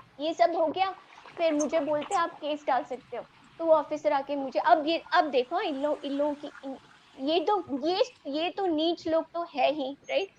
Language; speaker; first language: Hindi; non-native, local second language; Telugu